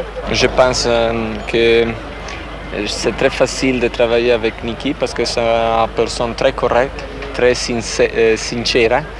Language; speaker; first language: French; non-native, fluent; Italian